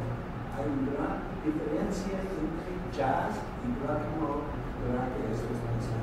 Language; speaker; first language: Spanish; non-native, fluent; English